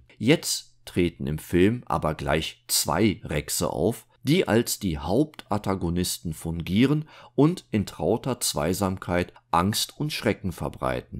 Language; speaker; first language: German; native; German